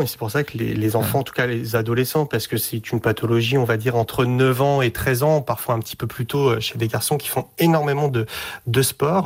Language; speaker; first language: French; native; French